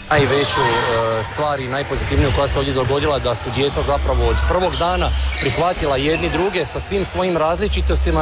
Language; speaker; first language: Serbian; native; Serbian